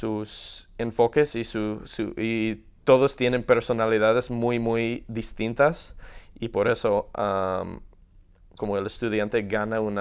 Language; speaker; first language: Spanish; non-native, fluent; English